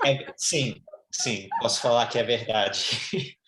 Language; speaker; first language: Portuguese; non-native, fluent; English